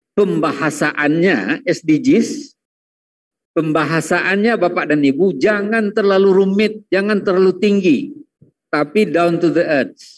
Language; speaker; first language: Indonesian; non-native, local second language; Minangkabau